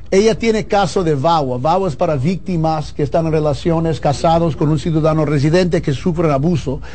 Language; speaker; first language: Spanish; early bilingual, heritage; Spanish